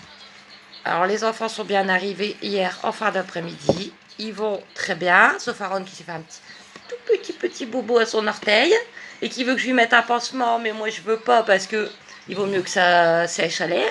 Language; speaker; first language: French; native; French